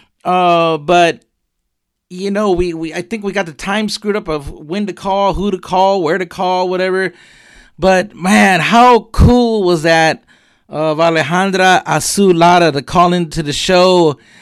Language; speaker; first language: English; early bilingual, other home language; Spanish